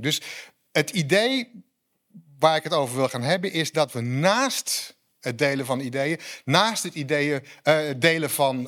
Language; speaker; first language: Dutch; native; Dutch